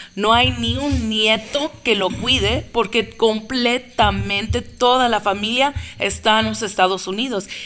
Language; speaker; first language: Spanish; early bilingual, heritage; Spanish